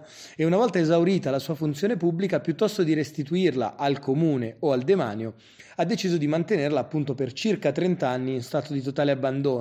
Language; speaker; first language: Italian; native; Italian